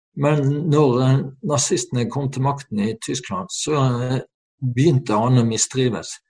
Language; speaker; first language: Norwegian; native; Norwegian